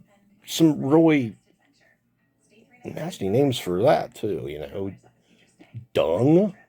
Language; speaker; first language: English; native; English